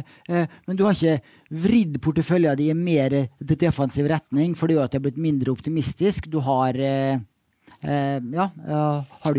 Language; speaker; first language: Norwegian; native; Norwegian